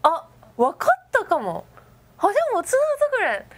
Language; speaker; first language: Japanese; non-native, learner; Chinese